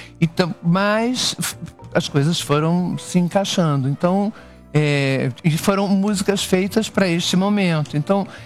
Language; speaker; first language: Portuguese; native; Portuguese